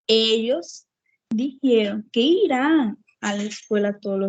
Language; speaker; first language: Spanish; non-native, fluent; Portuguese